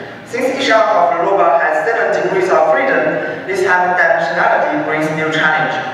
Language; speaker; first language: English; non-native, fluent; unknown